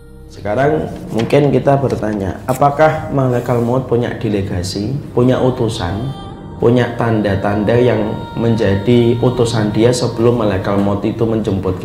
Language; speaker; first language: Indonesian; native; Indonesian